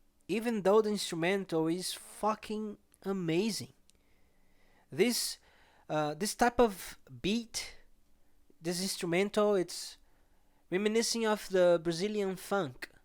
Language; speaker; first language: English; non-native, fluent; Portuguese